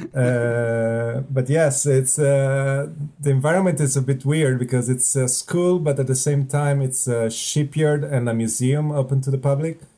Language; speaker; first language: English; non-native, fluent; Italian